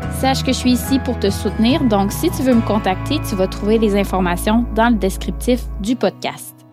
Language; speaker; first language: French; native; French